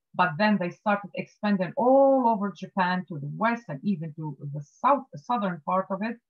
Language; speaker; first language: English; non-native, fluent; Arabic